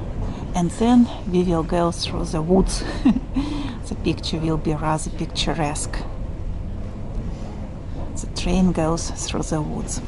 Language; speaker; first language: English; non-native, fluent; Russian